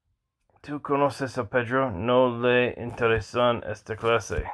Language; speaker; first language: Spanish; non-native, learner; English